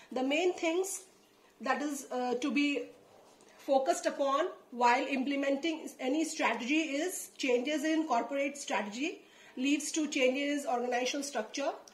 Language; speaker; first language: English; non-native, local second language; Hindi